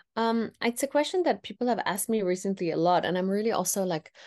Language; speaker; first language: English; non-native, fluent; Tamil